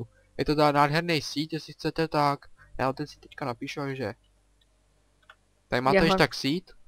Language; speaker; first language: Czech; native; Czech